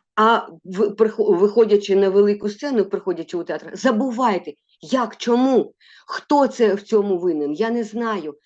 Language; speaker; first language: Ukrainian; non-native, local second language; Russian